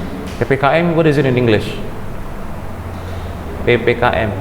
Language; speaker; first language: English; non-native, fluent; Indonesian